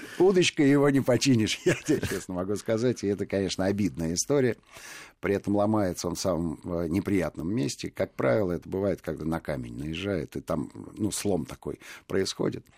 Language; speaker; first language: Russian; native; Russian